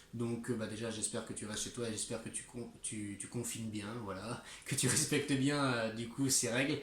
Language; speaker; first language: French; native; French